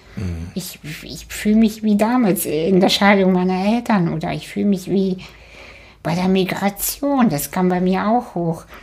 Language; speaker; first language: German; early bilingual, other home language; Russian